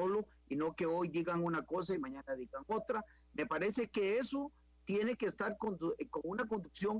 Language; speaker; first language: Spanish; native; Spanish